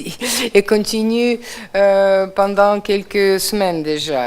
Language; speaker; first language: French; non-native, fluent; Russian